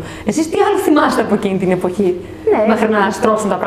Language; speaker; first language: Greek; native; Greek